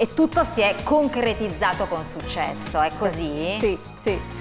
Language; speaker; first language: Italian; native; Italian